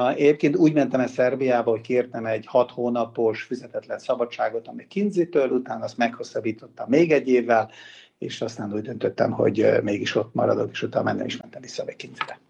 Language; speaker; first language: Hungarian; non-native, local second language; Serbian